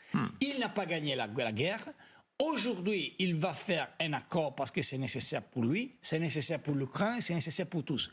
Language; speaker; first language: French; non-native, fluent; Italian